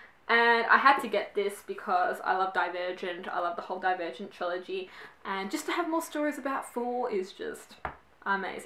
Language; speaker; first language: English; native; English